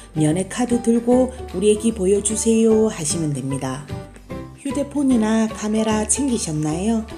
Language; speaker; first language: Korean; native; Korean